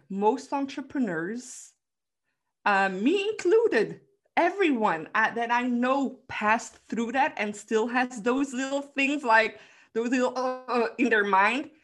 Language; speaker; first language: English; non-native, fluent; Dutch